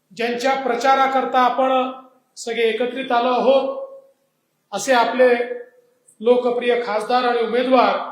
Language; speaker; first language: Marathi; native; Marathi